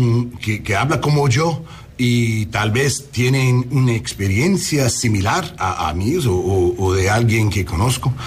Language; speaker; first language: Spanish; non-native, learner; English